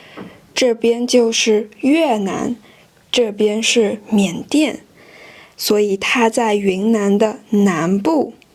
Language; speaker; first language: Chinese; non-native, fluent; French